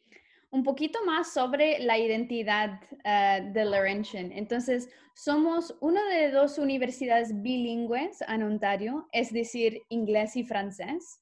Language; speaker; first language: Spanish; non-native, fluent; English